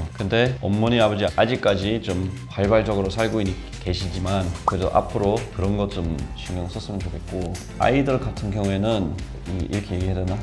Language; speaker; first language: Korean; non-native, fluent; English